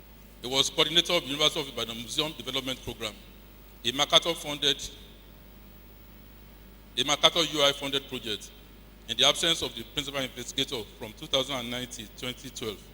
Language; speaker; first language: English; non-native, local second language; Yoruba